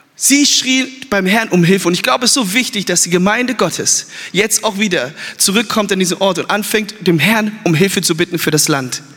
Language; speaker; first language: German; early bilingual, other home language; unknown